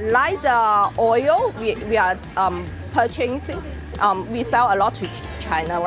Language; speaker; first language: English; non-native, learner; Chinese